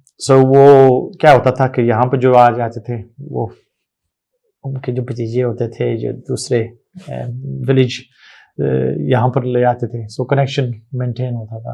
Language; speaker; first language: Urdu; early bilingual, heritage; Urdu